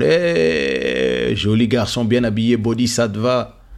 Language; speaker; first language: French; native; French